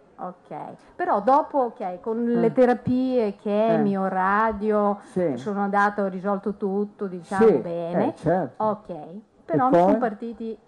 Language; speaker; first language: Italian; non-native, fluent; Ukrainian